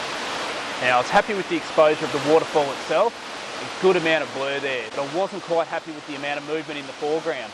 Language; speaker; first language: English; native; English